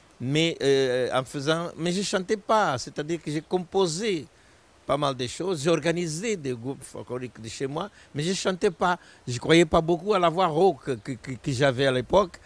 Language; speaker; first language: French; non-native, fluent; Portuguese